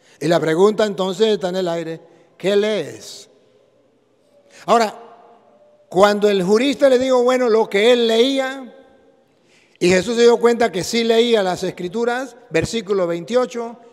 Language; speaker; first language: Spanish; native; Spanish